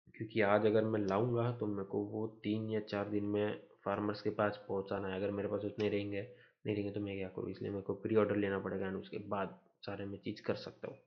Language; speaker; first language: Hindi; non-native, local second language; Marathi